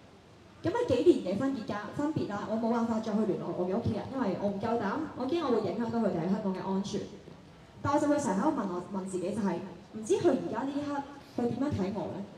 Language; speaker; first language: Cantonese; native; Cantonese